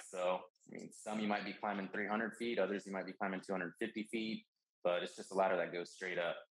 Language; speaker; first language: English; native; English